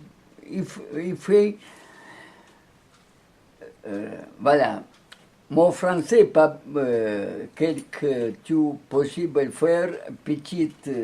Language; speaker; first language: French; non-native, learner; Russian